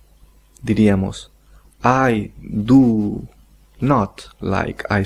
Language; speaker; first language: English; non-native, fluent; Spanish